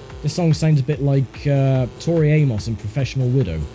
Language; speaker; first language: English; native; English